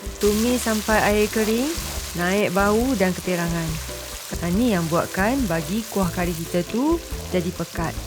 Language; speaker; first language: Malay; native; Malay